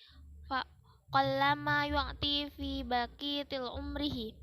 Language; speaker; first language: Arabic; non-native, learner; Indonesian